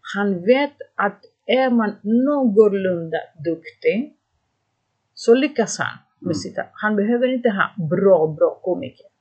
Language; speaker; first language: Swedish; non-native, fluent; Greek